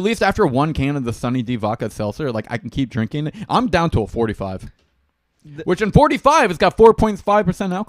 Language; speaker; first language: English; native; English